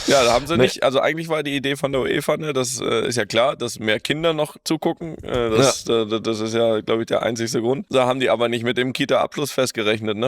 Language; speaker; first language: German; native; German